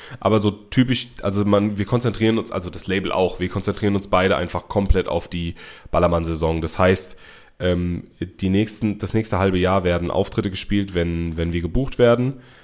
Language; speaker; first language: German; native; German